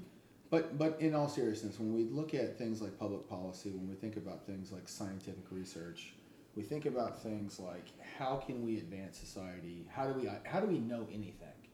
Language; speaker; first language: English; native; English